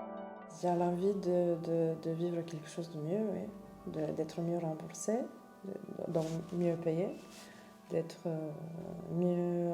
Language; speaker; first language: French; non-native, fluent; Romanian